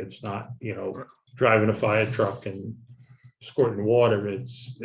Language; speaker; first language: English; native; English